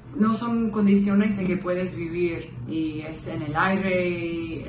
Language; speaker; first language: Spanish; non-native, fluent; English